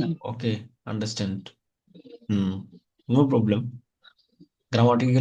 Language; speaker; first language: English; non-native, fluent; Bangla